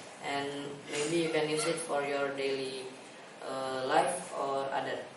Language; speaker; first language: English; non-native, learner; Indonesian